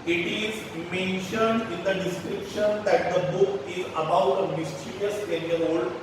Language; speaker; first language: English; non-native, local second language; Marathi